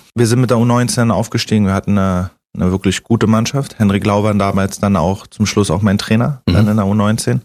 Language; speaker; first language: German; native; German